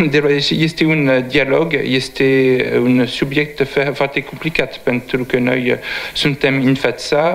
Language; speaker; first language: Romanian; non-native, learner; French